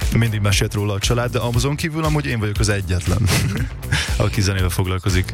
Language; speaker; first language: Hungarian; early bilingual, other home language; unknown